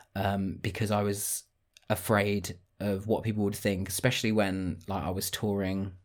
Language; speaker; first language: English; native; English